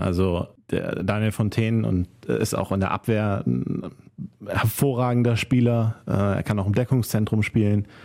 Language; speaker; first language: German; native; German